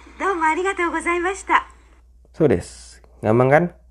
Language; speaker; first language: Japanese; non-native, fluent; Indonesian